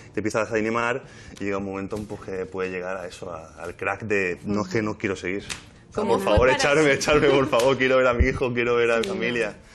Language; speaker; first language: Spanish; native; Spanish